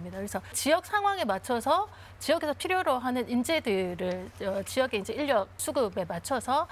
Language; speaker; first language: Korean; native; Korean